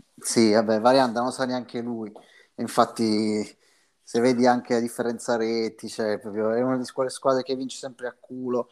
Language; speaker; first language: Italian; native; Italian